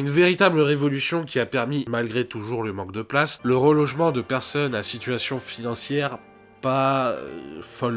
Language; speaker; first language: French; native; French